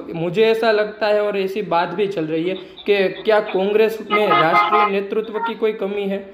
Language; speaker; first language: Hindi; non-native, local second language; Gujarati